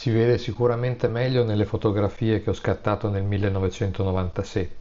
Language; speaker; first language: Italian; native; Italian